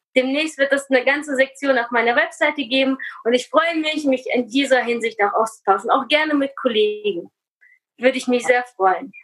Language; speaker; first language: German; early bilingual, other home language; Russian